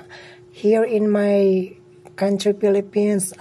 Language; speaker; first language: English; non-native, learner; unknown